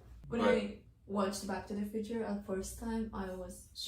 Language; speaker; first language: English; non-native, learner; Japanese